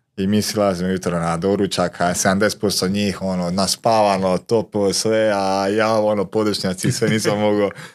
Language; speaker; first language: Croatian; non-native, local second language; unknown